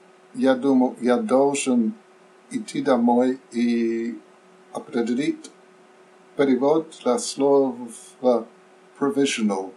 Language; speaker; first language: Russian; non-native, fluent; English